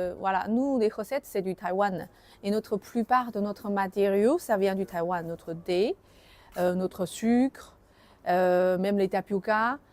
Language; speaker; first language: French; non-native, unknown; Chinese